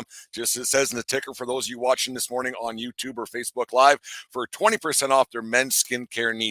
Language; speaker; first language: English; native; English